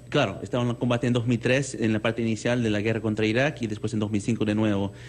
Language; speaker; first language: Spanish; early bilingual, heritage; Spanish